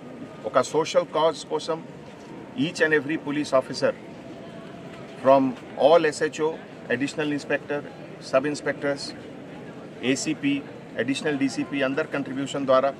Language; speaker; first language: Telugu; native; Telugu